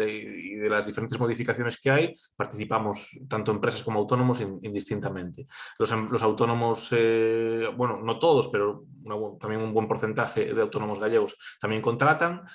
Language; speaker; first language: Spanish; native; Spanish